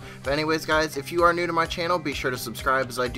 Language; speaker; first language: English; native; English